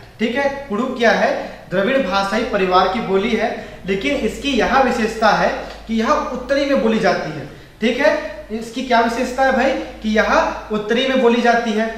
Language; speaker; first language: Hindi; native; Hindi